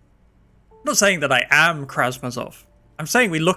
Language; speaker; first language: English; native; English